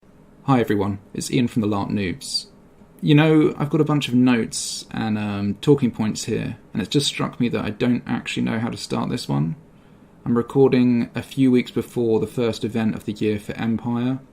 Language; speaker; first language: English; native; English